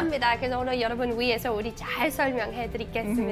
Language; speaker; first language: Korean; non-native, fluent; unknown